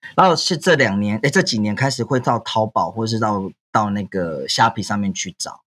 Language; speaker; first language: Chinese; native; Chinese